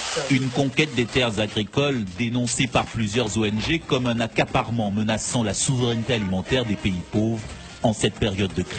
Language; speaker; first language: French; native; French